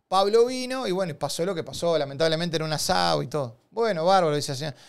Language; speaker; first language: Spanish; native; Spanish